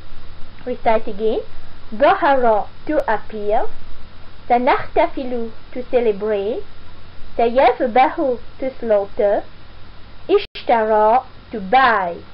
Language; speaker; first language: English; non-native, fluent; French